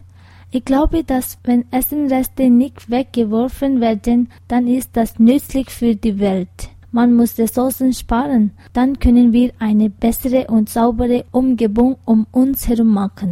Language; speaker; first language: German; non-native, fluent; Tibetan